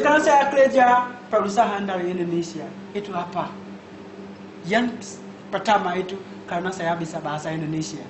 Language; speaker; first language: Indonesian; non-native, learner; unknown